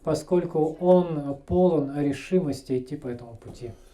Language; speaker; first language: Russian; native; Russian